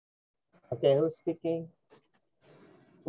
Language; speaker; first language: English; non-native, fluent; Indonesian